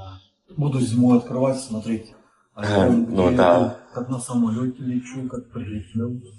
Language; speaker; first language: Russian; native; Russian